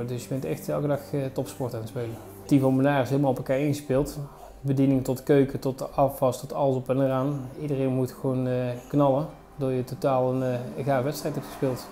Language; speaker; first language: Dutch; native; Dutch